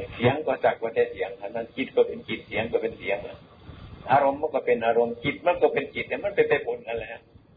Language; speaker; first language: Thai; non-native, local second language; Lao